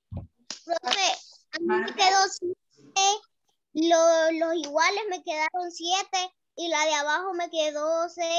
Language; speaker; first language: Spanish; native; Spanish